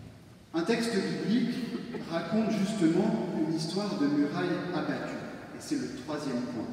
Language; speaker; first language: French; native; French